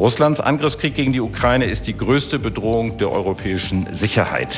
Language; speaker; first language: German; native; German